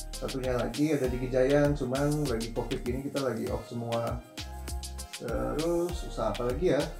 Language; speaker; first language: Indonesian; native; Indonesian